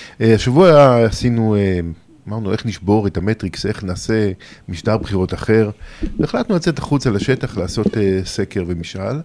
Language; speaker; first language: Hebrew; native; Hebrew